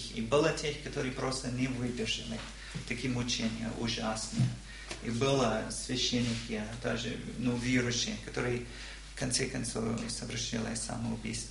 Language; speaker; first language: Russian; non-native, learner; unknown